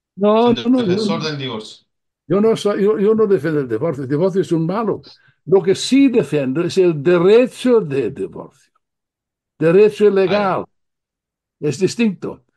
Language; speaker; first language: Spanish; non-native, fluent; English